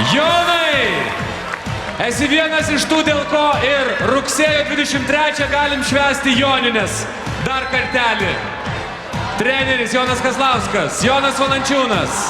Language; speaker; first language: Lithuanian; native; Lithuanian